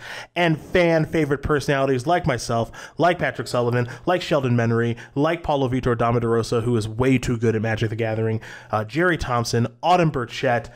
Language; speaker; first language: English; native; English